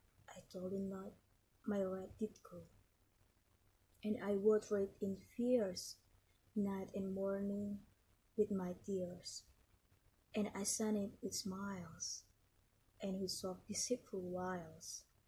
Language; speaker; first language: English; non-native, learner; Indonesian